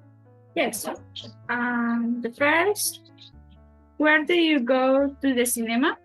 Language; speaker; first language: English; non-native, learner; Spanish